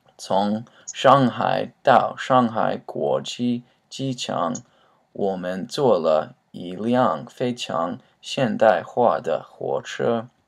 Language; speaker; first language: Chinese; non-native, learner; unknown